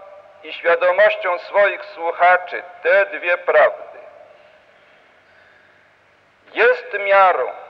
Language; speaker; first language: Polish; native; Polish